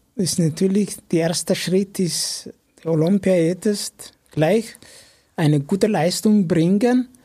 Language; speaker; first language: German; non-native, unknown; Amharic